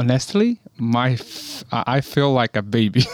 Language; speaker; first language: English; non-native, learner; Portuguese